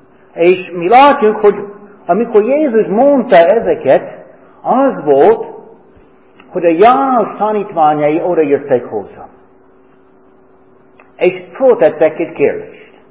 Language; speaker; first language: Hungarian; non-native, fluent; English